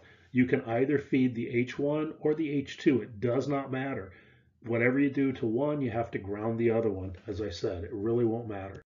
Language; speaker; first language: English; native; English